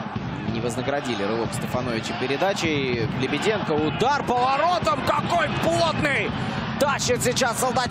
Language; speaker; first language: Russian; native; Russian